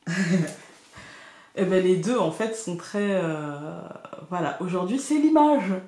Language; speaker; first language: French; native; French